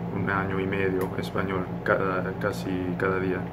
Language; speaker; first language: Spanish; non-native, learner; English